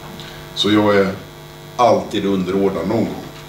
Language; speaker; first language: Swedish; native; Swedish